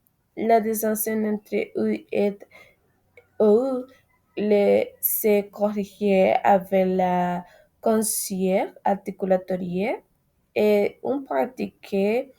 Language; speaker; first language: French; non-native, learner; Spanish